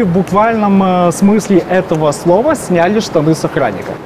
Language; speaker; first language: Russian; native; Russian